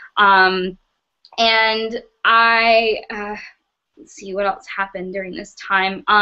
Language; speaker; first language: English; native; English